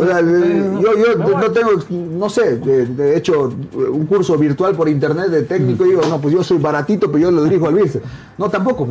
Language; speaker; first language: Spanish; native; Spanish